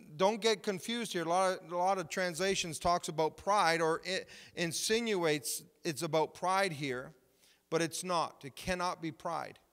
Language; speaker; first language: English; native; English